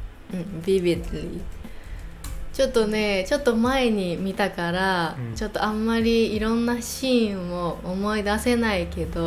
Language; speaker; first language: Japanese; non-native, fluent; English